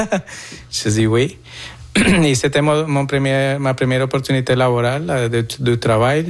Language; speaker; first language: French; non-native, fluent; Spanish